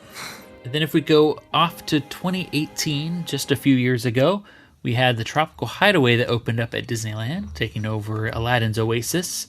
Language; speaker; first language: English; native; English